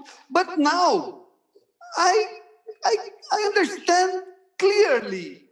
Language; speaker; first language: English; non-native, learner; Portuguese